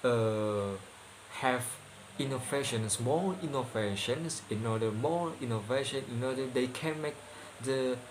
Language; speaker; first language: English; non-native, learner; Indonesian